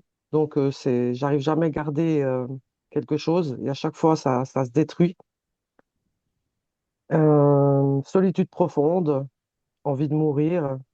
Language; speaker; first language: French; native; French